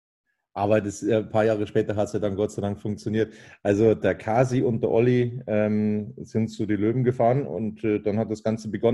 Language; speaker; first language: German; native; German